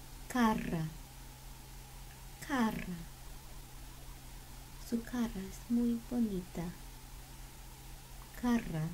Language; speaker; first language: Spanish; non-native, learner; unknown